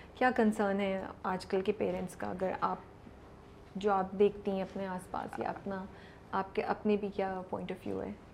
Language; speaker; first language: Urdu; native; Urdu